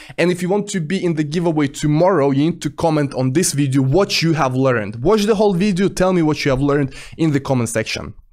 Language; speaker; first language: English; non-native, fluent; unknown